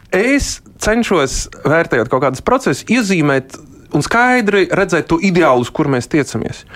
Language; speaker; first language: Latvian; non-native, local second language; Russian